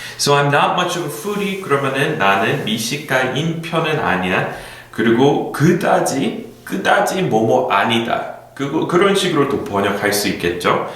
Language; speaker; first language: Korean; non-native, fluent; English